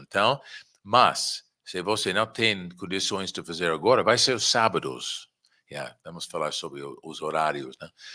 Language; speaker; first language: Portuguese; non-native, fluent; English